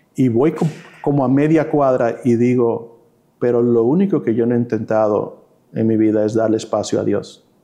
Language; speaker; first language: Spanish; early bilingual, heritage; Spanish